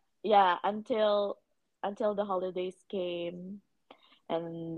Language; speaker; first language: English; non-native, local second language; Cebuano